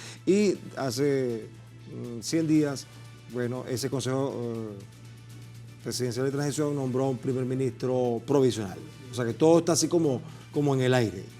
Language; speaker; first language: Spanish; native; Spanish